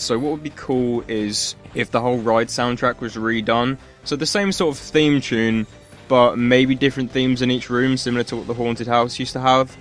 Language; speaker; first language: English; native; English